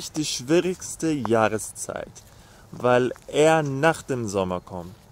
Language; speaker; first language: German; non-native, fluent; Spanish